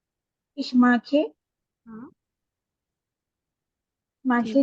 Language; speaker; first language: German; non-native, learner; Malayalam